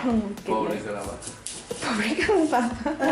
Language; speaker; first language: Spanish; non-native, learner; English